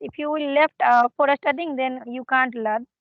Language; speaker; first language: English; non-native, learner; Hindi